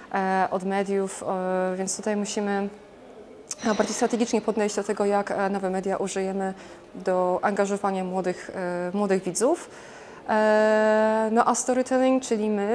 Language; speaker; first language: Polish; native; Polish